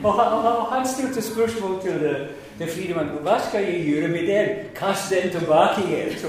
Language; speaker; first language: Norwegian; non-native, fluent; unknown